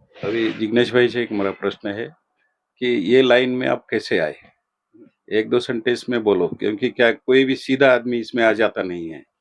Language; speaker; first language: Hindi; non-native, local second language; Gujarati